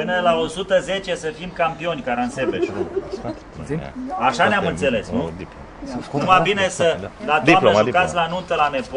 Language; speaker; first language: Romanian; native; Romanian